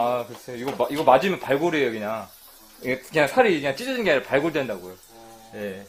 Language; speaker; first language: Korean; native; Korean